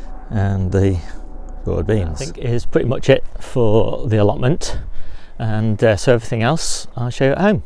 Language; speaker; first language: English; native; English